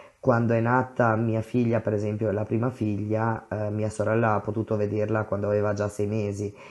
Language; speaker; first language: Italian; non-native, fluent; Romanian